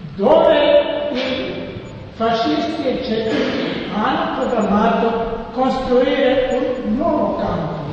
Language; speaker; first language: Italian; non-native, learner; Serbian